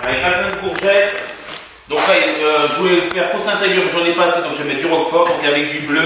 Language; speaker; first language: French; native; French